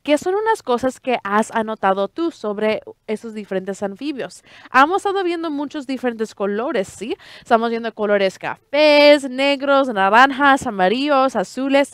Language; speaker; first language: Spanish; early bilingual, heritage; Spanish